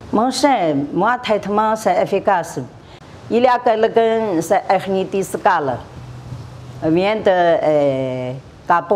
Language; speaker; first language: French; non-native, learner; Chinese